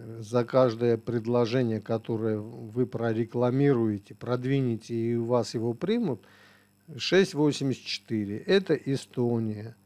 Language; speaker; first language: Russian; non-native, local second language; Armenian